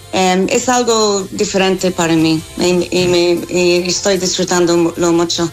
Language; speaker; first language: Spanish; non-native, fluent; English